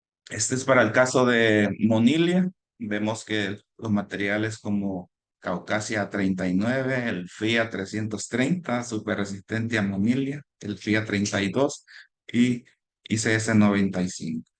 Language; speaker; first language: Spanish; native; Spanish